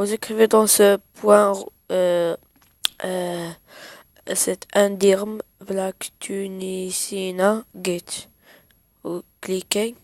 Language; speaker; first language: French; non-native, learner; Arabic